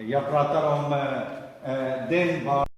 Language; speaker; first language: Swedish; non-native, fluent; Urdu